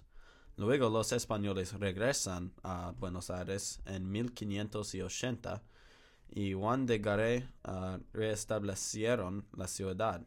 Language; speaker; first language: Spanish; non-native, learner; English